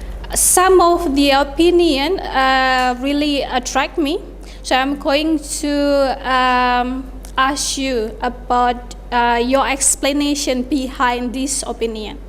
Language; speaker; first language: English; non-native, fluent; Indonesian